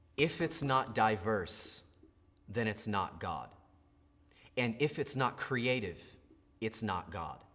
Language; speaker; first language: English; native; English